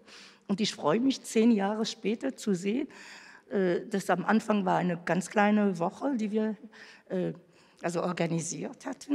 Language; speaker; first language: German; non-native, fluent; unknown